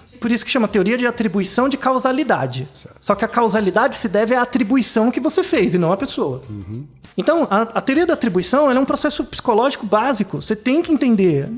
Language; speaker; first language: Portuguese; native; Portuguese